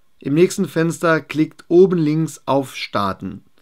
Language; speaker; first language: German; native; German